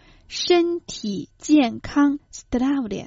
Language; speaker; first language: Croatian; non-native, fluent; Chinese